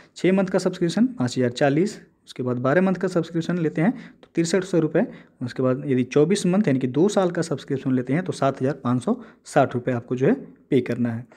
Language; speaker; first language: Hindi; native; Hindi